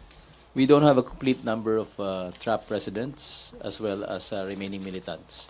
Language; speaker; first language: English; non-native, local second language; Filipino